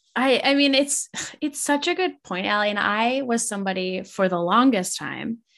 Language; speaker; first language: English; native; English